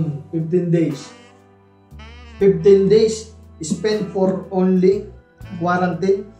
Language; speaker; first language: English; non-native, learner; Filipino